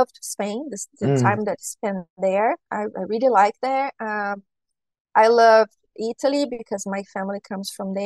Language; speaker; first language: English; non-native, fluent; Portuguese